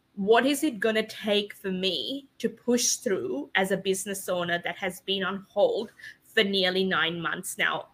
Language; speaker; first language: English; non-native, local second language; Sinhala